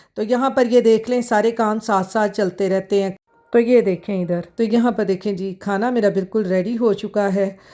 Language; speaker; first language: Urdu; non-native, local second language; Punjabi